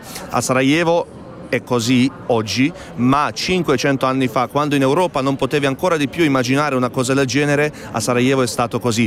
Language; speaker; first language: Italian; non-native, fluent; Bosnian